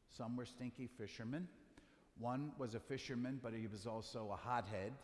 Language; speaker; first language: English; native; English